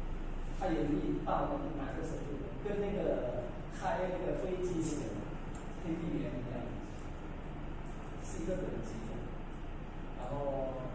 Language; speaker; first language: Chinese; non-native, fluent; Lao